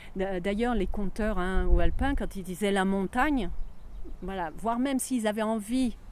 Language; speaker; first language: French; native; French